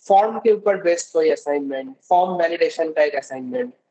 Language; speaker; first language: Hindi; non-native, local second language; Bangla